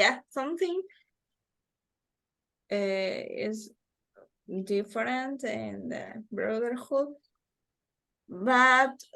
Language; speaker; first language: English; non-native, learner; Spanish